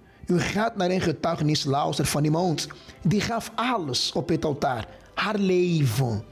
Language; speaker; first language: Dutch; non-native, fluent; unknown